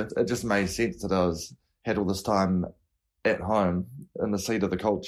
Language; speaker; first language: English; native; English